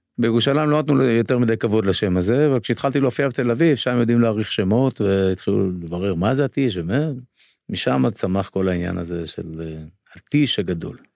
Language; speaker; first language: Hebrew; native; Hebrew